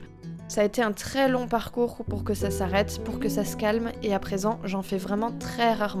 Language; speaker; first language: French; native; French